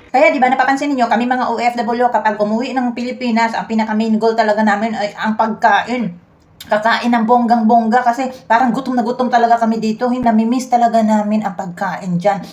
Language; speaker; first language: Filipino; native; Filipino